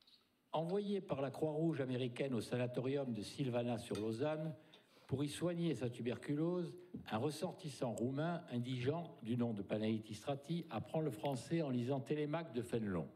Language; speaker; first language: French; native; French